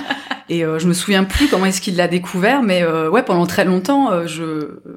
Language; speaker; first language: French; native; French